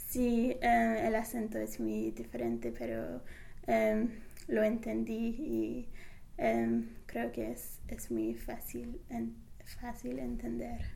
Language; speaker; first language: Spanish; non-native, fluent; English